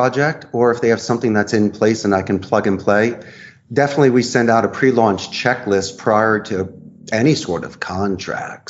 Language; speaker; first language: English; native; English